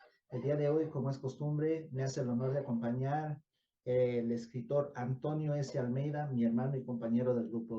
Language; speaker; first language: Spanish; native; Spanish